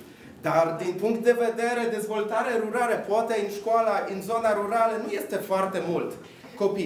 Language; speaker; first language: Romanian; non-native, fluent; Polish